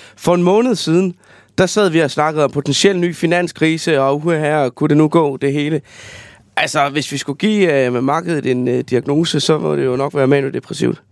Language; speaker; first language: Danish; native; Danish